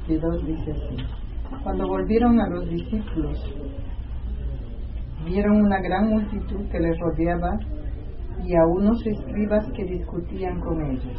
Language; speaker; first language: Spanish; native; Spanish